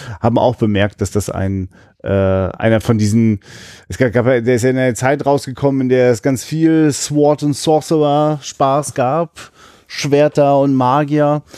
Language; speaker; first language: German; native; German